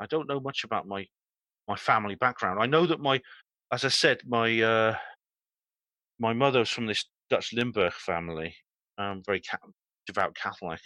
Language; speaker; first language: English; native; English